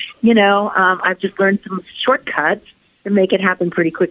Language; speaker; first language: English; native; English